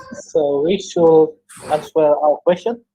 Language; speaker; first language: English; non-native, learner; Indonesian